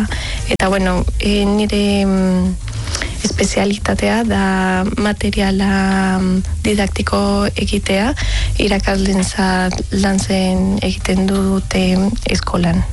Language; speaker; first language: Basque; non-native, learner; Spanish